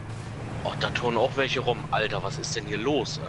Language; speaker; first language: German; native; German